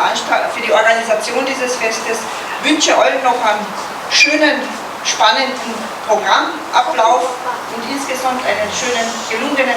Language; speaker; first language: German; native; German